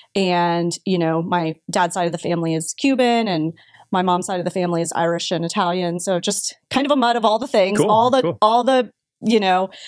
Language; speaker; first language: English; native; English